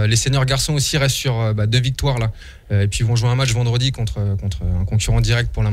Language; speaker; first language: French; native; French